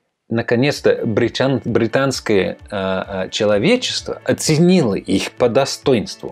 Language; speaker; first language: Russian; non-native, fluent; English